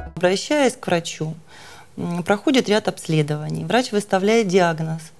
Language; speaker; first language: Russian; native; Russian